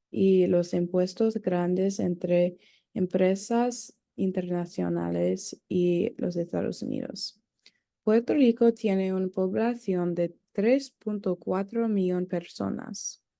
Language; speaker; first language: Spanish; non-native, learner; English